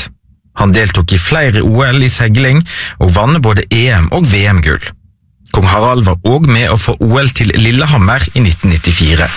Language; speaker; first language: Norwegian; native; Norwegian